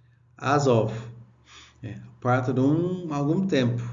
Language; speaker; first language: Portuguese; non-native, learner; English